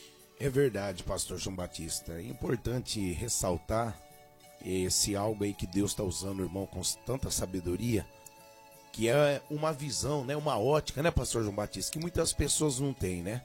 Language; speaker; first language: Portuguese; native; Portuguese